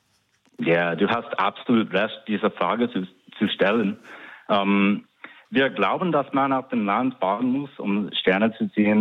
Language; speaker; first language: German; non-native, fluent; English